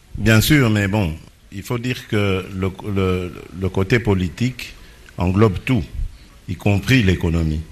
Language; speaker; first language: French; non-native, local second language; Lingala